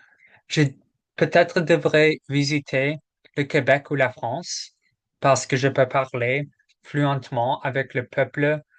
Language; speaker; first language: French; non-native, learner; English